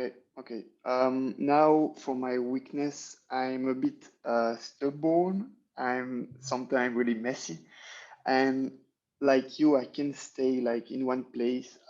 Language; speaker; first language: English; non-native, learner; French